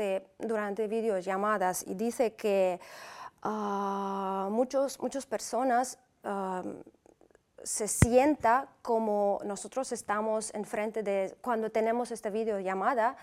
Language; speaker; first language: Spanish; non-native, fluent; Uzbek